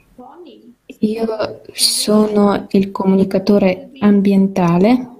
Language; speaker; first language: Italian; non-native, fluent; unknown